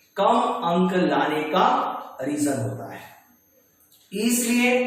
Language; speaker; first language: Hindi; non-native, local second language; Marathi